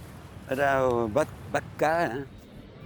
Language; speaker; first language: Vietnamese; non-native, fluent; French